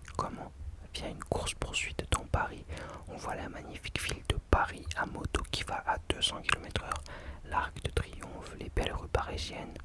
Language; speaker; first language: French; native; French